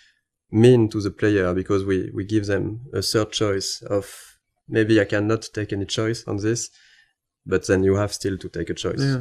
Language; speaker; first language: English; non-native, fluent; French